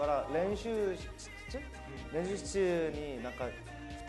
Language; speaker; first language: Japanese; non-native, learner; Korean